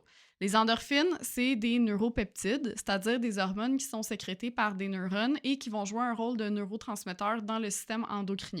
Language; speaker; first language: French; native; French